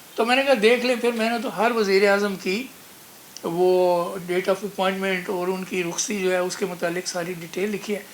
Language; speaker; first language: Urdu; non-native, local second language; Punjabi